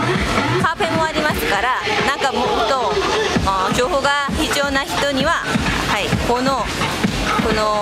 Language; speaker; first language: Japanese; non-native, learner; Korean